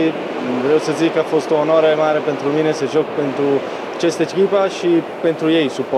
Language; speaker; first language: Romanian; non-native, fluent; Italian